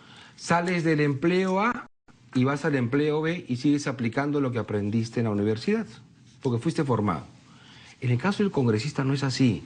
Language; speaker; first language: Spanish; native; Spanish